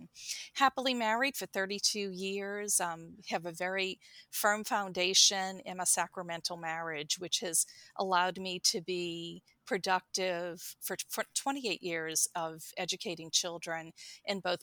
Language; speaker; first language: English; native; English